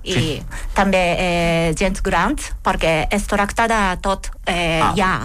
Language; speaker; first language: Catalan; non-native, learner; Japanese